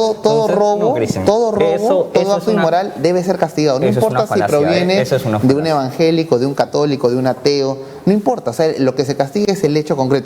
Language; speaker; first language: Spanish; native; Spanish